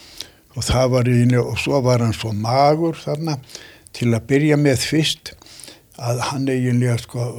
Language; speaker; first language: Icelandic; native; Icelandic